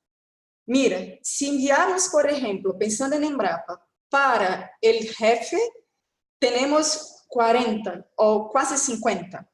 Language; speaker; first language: Spanish; non-native, fluent; Portuguese